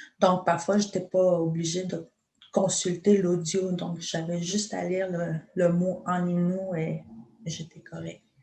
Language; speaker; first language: French; non-native, local second language; Innu-aimun